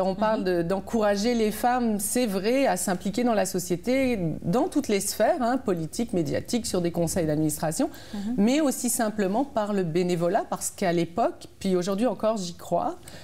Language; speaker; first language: French; native; French